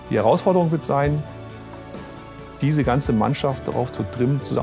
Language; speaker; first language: German; native; German